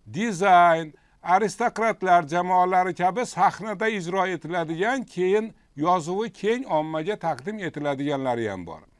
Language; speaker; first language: Uzbek; native; Uzbek